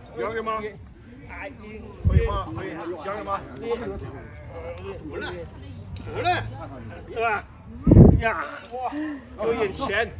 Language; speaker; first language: Chinese; non-native, learner; English